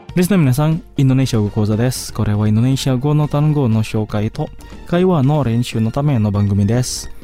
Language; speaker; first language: Japanese; non-native, fluent; Indonesian